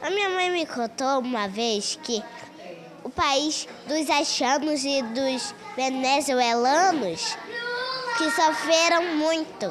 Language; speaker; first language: Portuguese; early bilingual, other home language; Spanish